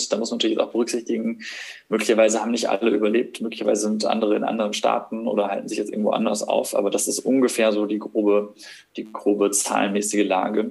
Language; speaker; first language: German; native; German